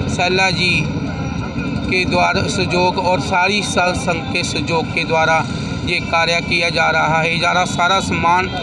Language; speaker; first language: Hindi; non-native, local second language; Punjabi